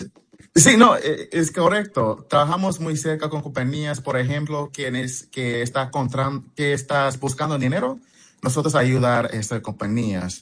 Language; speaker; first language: Spanish; early bilingual, heritage; Spanish